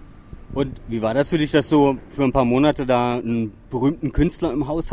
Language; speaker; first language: German; native; German